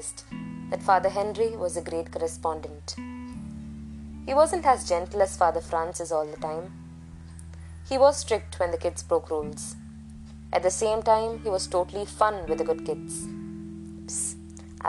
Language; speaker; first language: English; non-native, local second language; Malayalam